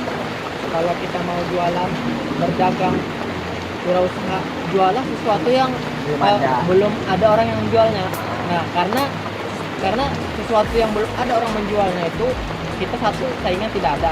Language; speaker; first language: Indonesian; native; Indonesian